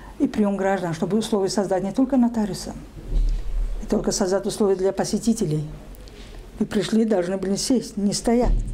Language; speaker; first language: Russian; non-native, local second language; Tajik